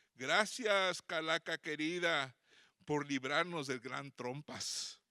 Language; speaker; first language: Spanish; native; Spanish